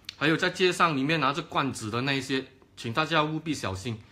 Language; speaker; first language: Chinese; native; Chinese